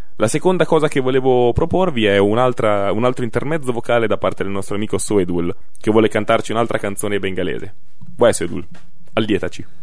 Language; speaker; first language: Italian; native; Italian